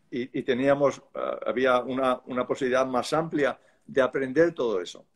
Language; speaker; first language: Spanish; native; Spanish